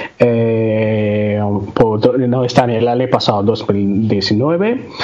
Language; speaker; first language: Spanish; non-native, learner; Tamil